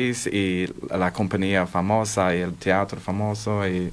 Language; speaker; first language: Spanish; non-native, fluent; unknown